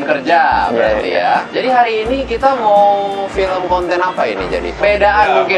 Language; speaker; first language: Indonesian; non-native, fluent; Korean